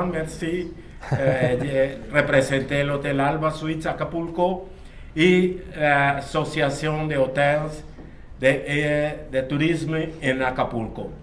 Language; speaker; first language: French; non-native, learner; Spanish